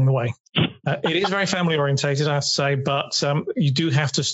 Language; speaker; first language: English; native; English